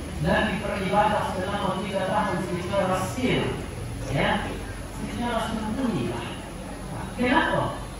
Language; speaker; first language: Malay; non-native, fluent; Arabic